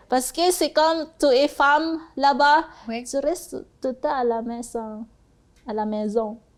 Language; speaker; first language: French; non-native, learner; Cebuano